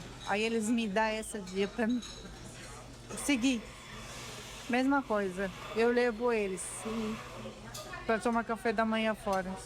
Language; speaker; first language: Portuguese; non-native, learner; Arabic